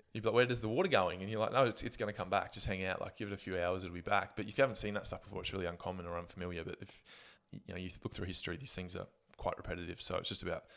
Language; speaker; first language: English; native; English